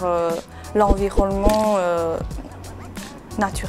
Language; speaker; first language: French; non-native, learner; Chinese